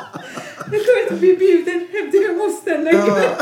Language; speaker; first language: Swedish; non-native, fluent; Persian